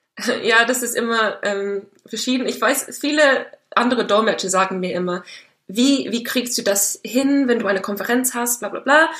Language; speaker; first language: German; non-native, fluent; English